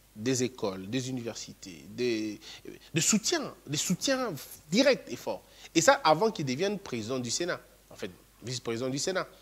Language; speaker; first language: French; non-native, local second language; Lingala